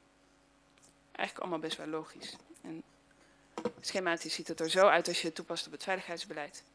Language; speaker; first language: Dutch; native; Dutch